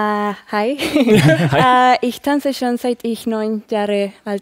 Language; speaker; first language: German; non-native, learner; Spanish